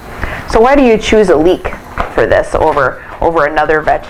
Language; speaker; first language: English; native; English